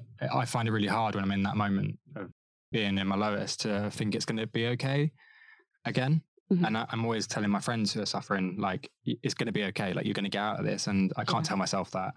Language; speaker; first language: English; native; English